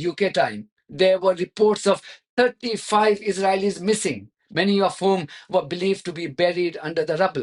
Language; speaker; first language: English; non-native, local second language; Hindi